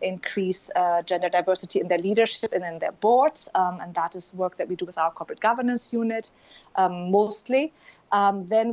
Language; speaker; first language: English; non-native, fluent; German